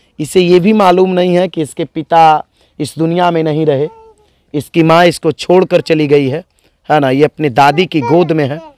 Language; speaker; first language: Hindi; native; Hindi